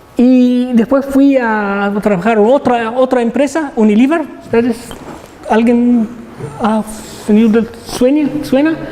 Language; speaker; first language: Spanish; non-native, learner; Arabic